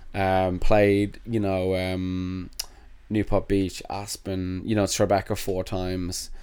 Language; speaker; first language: English; native; English